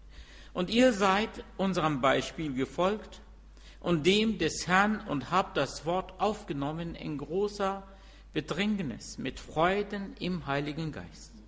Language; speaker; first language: German; non-native, fluent; Arabic